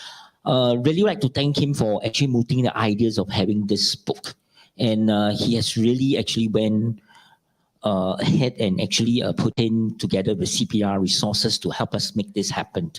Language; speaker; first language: English; non-native, local second language; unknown